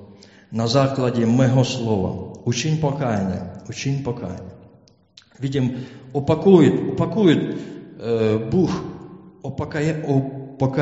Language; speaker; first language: Czech; non-native, learner; Ukrainian